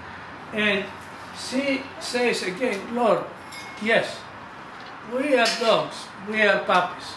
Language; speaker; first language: English; non-native, fluent; Greek